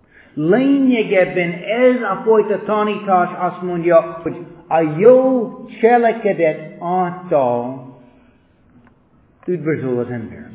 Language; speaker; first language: Hungarian; non-native, fluent; English